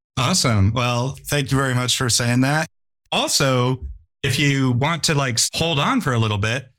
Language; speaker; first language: English; native; English